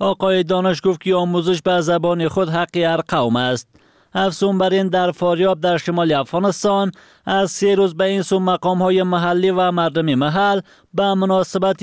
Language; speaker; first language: Persian; native; Persian